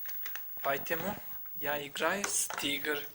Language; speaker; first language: Russian; non-native, learner; Turkish